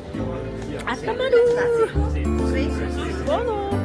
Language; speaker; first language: Italian; non-native, learner; Japanese